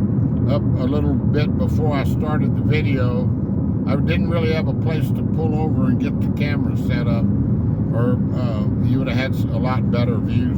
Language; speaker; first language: English; native; English